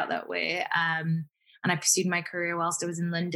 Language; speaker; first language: English; native; English